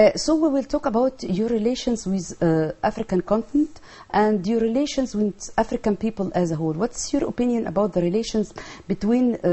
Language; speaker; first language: English; non-native, learner; Arabic